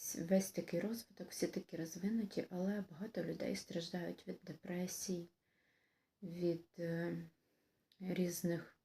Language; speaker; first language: Ukrainian; native; Ukrainian